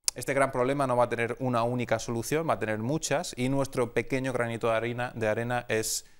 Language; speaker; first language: Spanish; native; Spanish